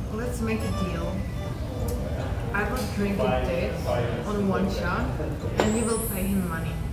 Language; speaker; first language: English; non-native, fluent; Czech